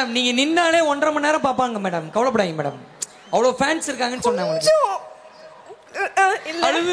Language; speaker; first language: Tamil; native; Tamil